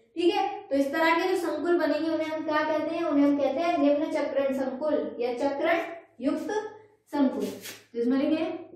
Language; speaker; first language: Hindi; native; Hindi